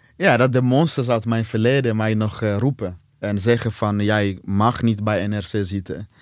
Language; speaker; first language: Dutch; non-native, fluent; Swahili